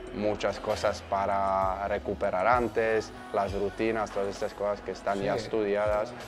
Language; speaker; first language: Spanish; non-native, fluent; Slovak